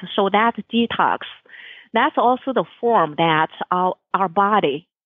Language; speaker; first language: English; non-native, fluent; Chinese